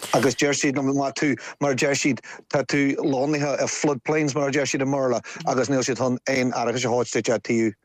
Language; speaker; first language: Irish; non-native, local second language; English